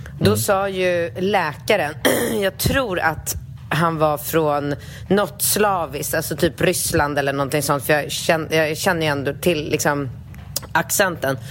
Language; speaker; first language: Swedish; early bilingual, other home language; Polish